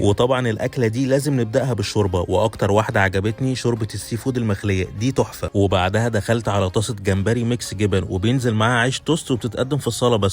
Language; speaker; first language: Arabic; native; Arabic